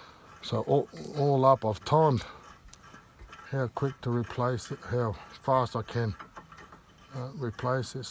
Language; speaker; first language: English; native; English